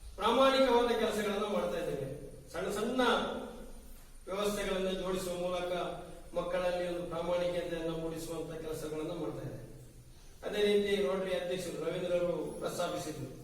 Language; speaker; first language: Kannada; non-native, local second language; Tulu